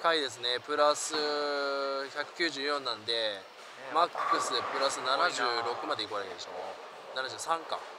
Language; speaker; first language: Japanese; native; Japanese